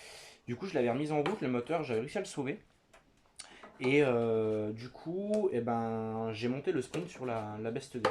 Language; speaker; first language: French; native; French